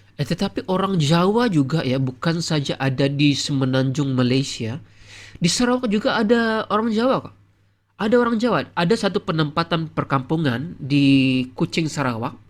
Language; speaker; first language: Malay; native; Malay